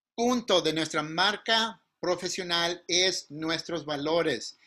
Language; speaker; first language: Spanish; native; Spanish